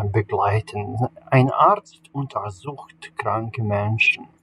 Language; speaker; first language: German; non-native, fluent; Serbian